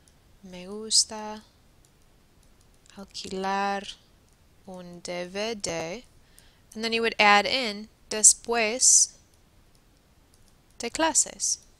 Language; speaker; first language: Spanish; non-native, fluent; English